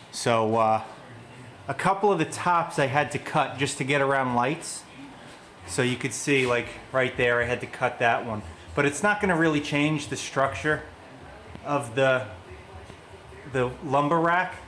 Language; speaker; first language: English; native; English